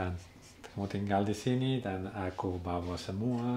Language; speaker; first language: Indonesian; non-native, learner; Catalan